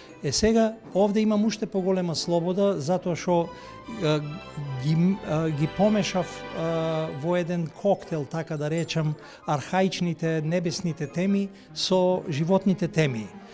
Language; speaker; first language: Macedonian; native; Macedonian